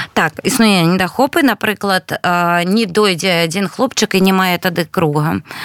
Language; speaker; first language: Belarusian; non-native, local second language; Russian